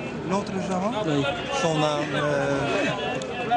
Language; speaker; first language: French; non-native, learner; Dutch